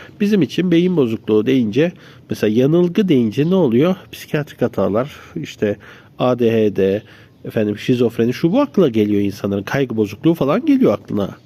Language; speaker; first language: Turkish; native; Turkish